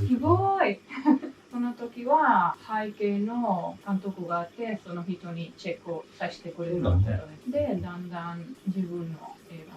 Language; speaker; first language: Japanese; non-native, learner; English